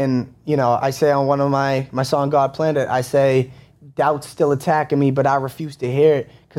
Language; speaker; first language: English; native; English